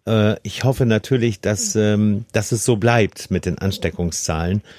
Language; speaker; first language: German; native; German